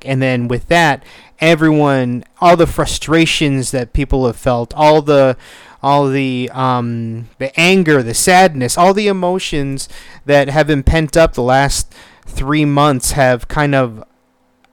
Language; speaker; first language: English; native; English